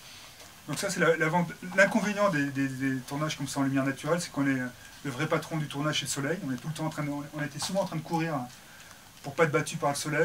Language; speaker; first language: French; native; French